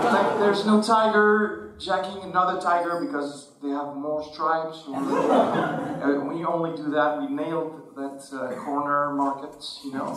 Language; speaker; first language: English; non-native, fluent; Arabic